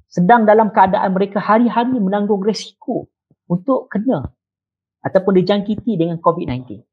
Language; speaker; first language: Malay; native; Malay